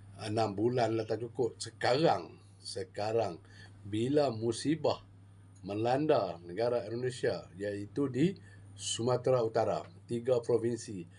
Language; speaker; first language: Malay; native; Malay